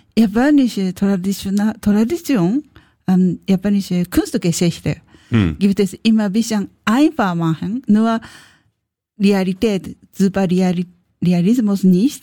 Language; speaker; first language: German; non-native, learner; Japanese